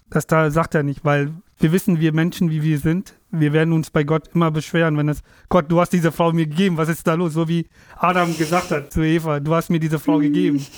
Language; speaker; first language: German; non-native, fluent; Tamil